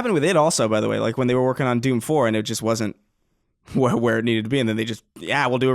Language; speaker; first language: English; native; English